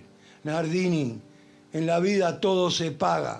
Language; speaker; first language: Spanish; native; Spanish